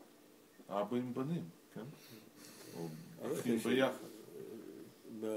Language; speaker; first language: Hebrew; non-native, fluent; Russian